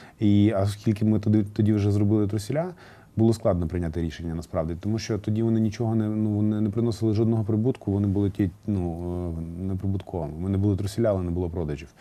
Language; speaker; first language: Ukrainian; native; Ukrainian